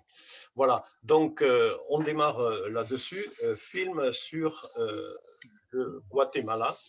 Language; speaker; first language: French; native; French